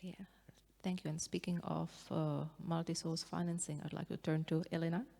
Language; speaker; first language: English; non-native, fluent; Czech